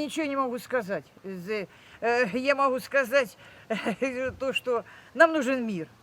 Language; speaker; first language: Russian; native; Russian